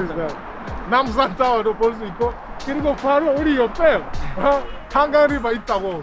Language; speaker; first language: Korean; non-native, learner; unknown